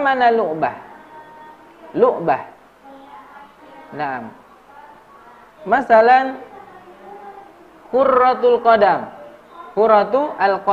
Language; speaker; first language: Arabic; non-native, learner; Indonesian